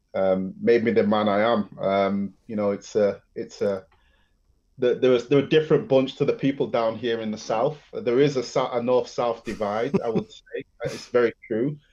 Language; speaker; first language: English; native; English